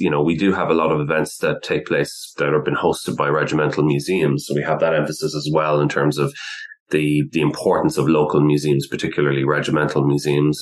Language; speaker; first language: English; native; English